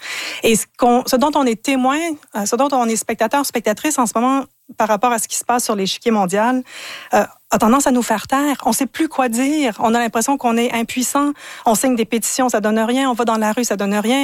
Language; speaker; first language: French; native; French